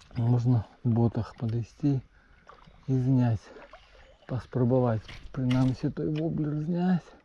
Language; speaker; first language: Belarusian; non-native, local second language; Russian